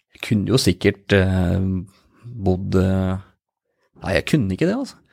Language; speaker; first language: Norwegian; native; Norwegian